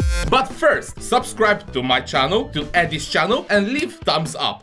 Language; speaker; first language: English; non-native, fluent; Polish